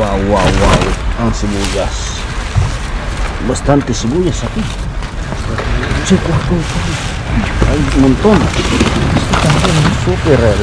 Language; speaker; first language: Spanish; non-native, learner; Filipino